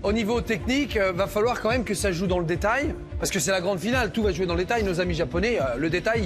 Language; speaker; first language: French; native; French